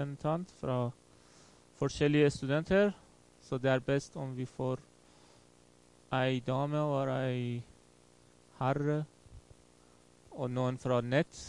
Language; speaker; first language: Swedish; non-native, fluent; Persian